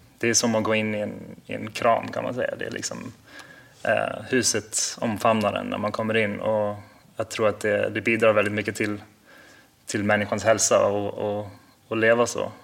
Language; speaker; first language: Swedish; early bilingual, heritage; Swedish